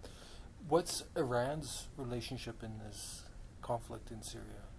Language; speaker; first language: English; native; English